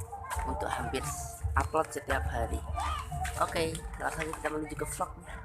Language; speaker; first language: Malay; non-native, local second language; Javanese